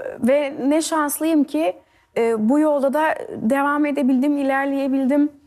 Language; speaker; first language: Turkish; early bilingual, heritage; Turkish